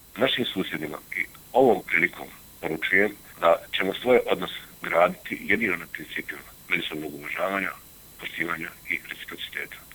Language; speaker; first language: Bosnian; native; Bosnian